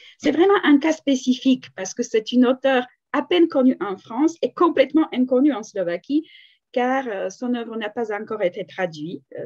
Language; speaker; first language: French; non-native, fluent; Slovak